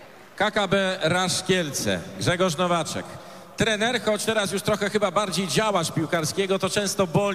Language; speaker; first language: Polish; native; Polish